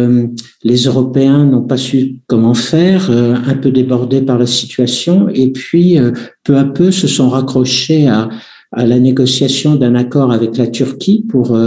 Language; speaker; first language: French; native; French